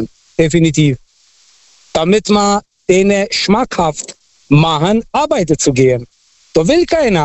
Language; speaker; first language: German; non-native, fluent; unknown